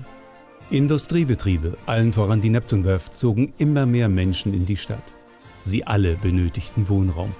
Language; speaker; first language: German; native; German